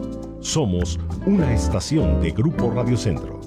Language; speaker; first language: Spanish; native; Spanish